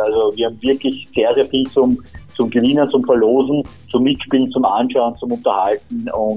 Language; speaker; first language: German; native; German